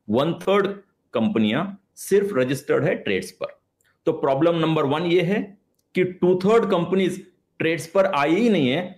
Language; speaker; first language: Hindi; non-native, local second language; Marathi